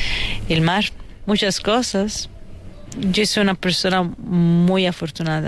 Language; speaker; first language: Spanish; non-native, fluent; Italian